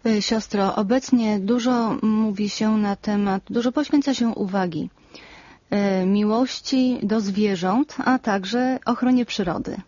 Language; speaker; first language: Polish; native; Polish